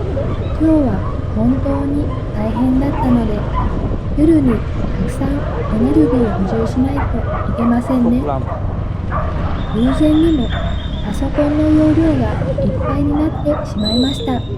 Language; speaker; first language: Japanese; non-native, fluent; Vietnamese